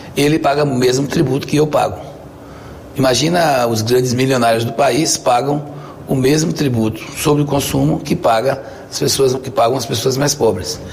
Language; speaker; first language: Portuguese; native; Portuguese